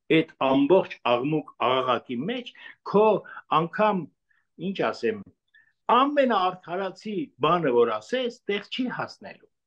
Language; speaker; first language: Armenian; native; Armenian